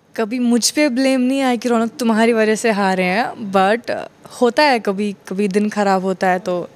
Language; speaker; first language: Hindi; non-native, local second language; Kashmiri